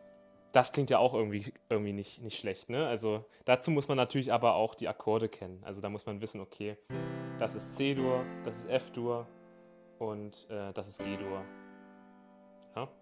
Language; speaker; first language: German; native; German